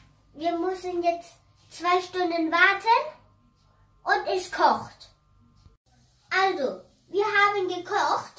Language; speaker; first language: German; non-native, fluent; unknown